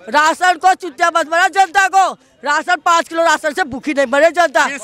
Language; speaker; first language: Hindi; non-native, local second language; Gujarati